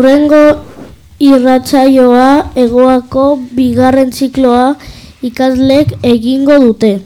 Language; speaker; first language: Basque; non-native, learner; Spanish